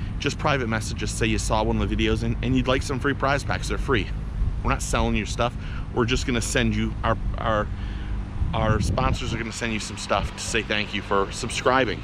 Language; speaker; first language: English; native; English